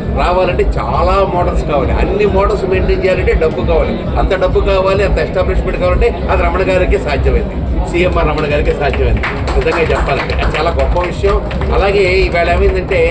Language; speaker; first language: Telugu; native; Telugu